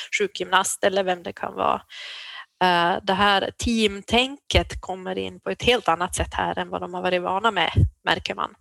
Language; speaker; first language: Swedish; native; Swedish